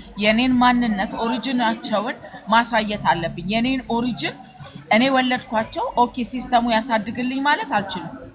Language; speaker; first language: Amharic; native; Amharic